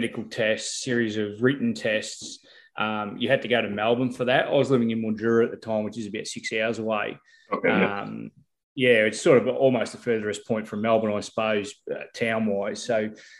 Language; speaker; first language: English; native; English